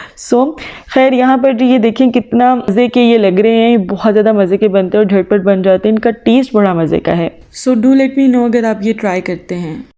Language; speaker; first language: Urdu; native; Urdu